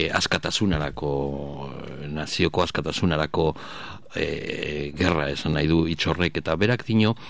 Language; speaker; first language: Basque; native; Basque